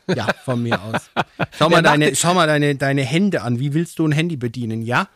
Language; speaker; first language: German; native; German